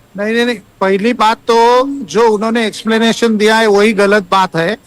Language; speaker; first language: Hindi; non-native, local second language; Marathi